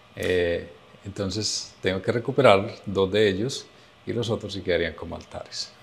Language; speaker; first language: Spanish; native; Spanish